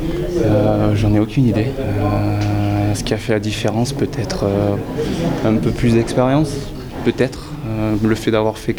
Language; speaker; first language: French; native; French